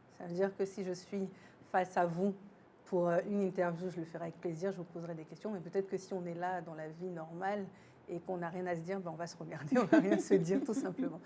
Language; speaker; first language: French; native; French